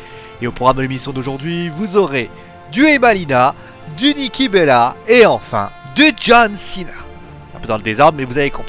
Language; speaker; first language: French; native; French